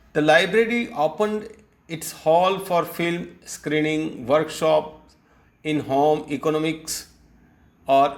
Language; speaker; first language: English; non-native, local second language; Gujarati